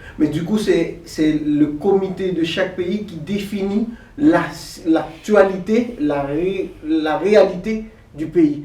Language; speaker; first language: French; non-native, local second language; Haitian Creole